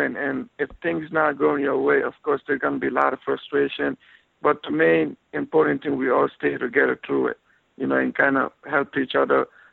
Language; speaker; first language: English; non-native, fluent; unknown